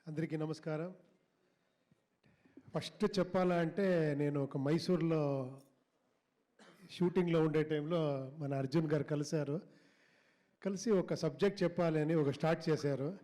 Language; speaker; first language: Telugu; non-native, local second language; Kannada